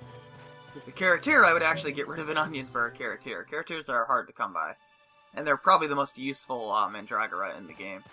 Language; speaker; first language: English; native; English